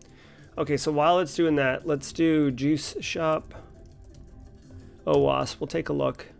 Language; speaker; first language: English; native; English